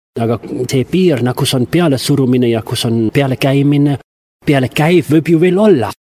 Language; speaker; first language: Estonian; non-native, fluent; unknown